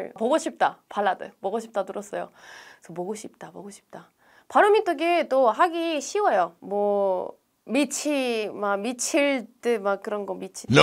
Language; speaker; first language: Korean; non-native, fluent; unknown